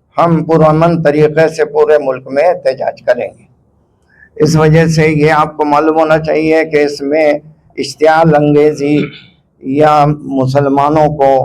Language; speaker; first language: Urdu; native; Urdu